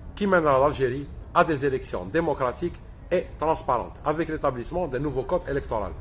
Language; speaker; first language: French; non-native, local second language; Arabic